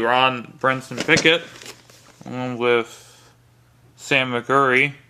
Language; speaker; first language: English; native; English